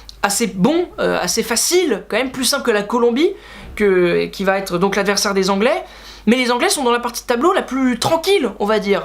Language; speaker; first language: French; native; French